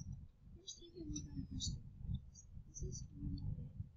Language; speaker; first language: English; native; English